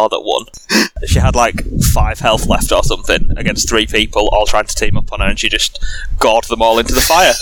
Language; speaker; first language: English; native; English